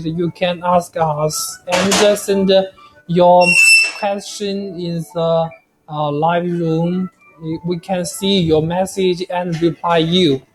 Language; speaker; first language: English; non-native, learner; Chinese